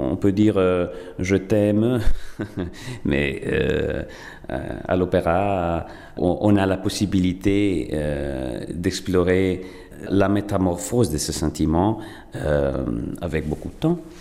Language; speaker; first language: French; non-native, fluent; Italian